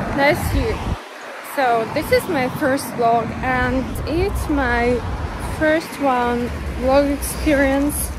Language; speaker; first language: English; non-native, learner; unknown